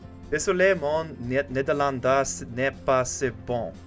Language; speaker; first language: French; non-native, learner; Afrikaans